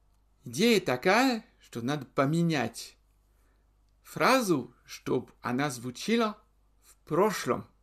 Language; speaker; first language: Russian; non-native, fluent; French